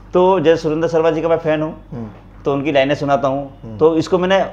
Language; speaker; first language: Hindi; native; Hindi